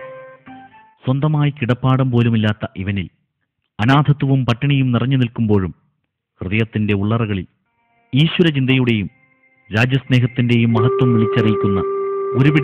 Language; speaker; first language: Malayalam; native; Malayalam